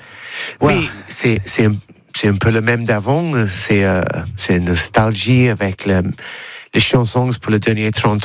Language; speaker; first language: French; non-native, learner; English